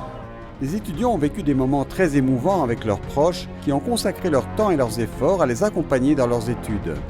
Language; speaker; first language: French; native; French